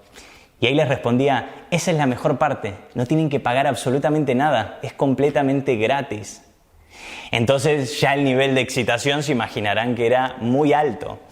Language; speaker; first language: Spanish; native; Spanish